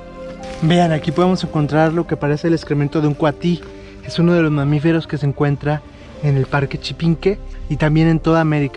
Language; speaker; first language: Spanish; native; Spanish